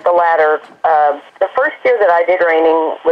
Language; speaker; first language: English; native; English